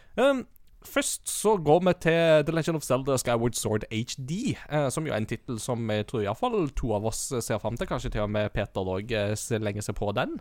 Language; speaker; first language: Norwegian; native; Norwegian